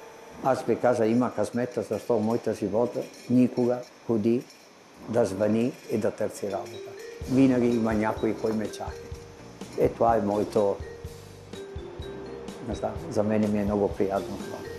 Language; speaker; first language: Bulgarian; non-native, learner; Italian